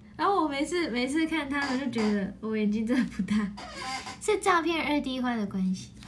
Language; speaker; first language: Chinese; non-native, fluent; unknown